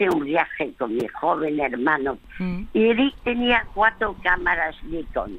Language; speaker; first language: Spanish; early bilingual, other home language; French